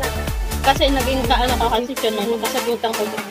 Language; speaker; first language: Filipino; native; Filipino